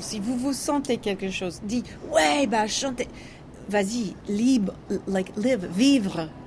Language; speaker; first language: French; non-native, learner; English